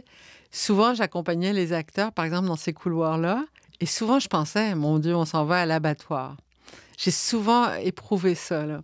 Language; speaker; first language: French; native; French